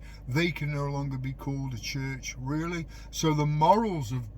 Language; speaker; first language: English; native; English